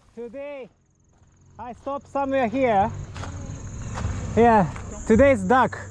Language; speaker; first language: English; non-native, learner; Japanese